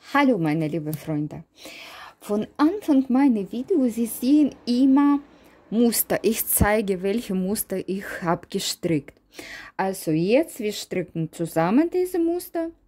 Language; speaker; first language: German; non-native, learner; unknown